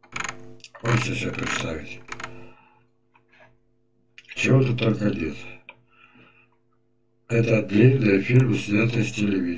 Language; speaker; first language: Russian; native; Russian